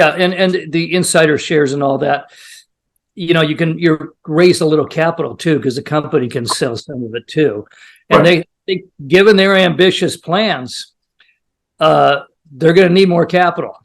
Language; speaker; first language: English; native; English